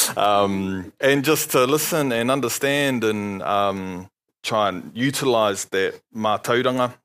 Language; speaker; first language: English; native; English